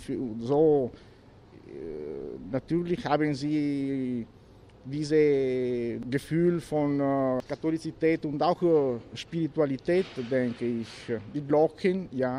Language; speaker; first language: German; non-native, learner; Italian